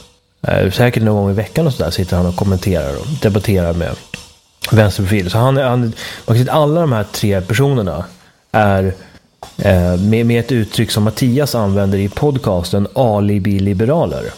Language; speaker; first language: Swedish; native; Swedish